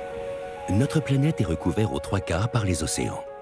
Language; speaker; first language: French; native; French